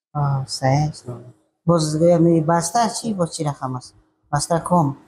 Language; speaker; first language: Persian; non-native, local second language; Hazaragi